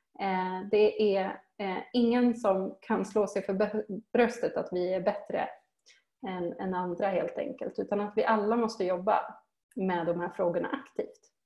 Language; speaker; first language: Swedish; native; Swedish